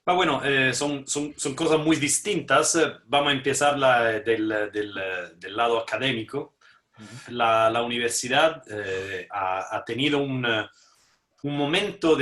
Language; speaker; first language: Spanish; non-native, fluent; Italian